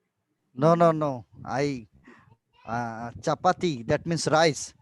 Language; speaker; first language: English; non-native, local second language; Bangla